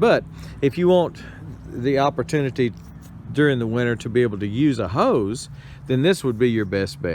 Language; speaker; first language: English; native; English